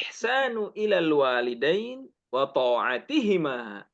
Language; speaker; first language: Arabic; non-native, fluent; Indonesian